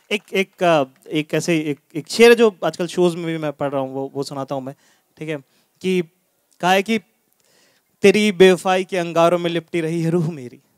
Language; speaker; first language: Hindi; native; Hindi